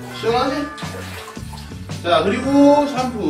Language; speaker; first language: Korean; native; Korean